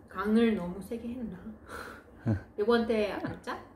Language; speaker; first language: Korean; non-native, fluent; Russian